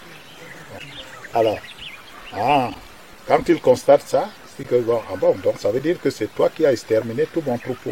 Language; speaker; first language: French; non-native, local second language; Basaa